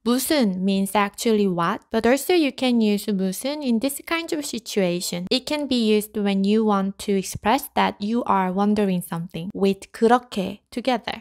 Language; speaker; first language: English; non-native, fluent; Korean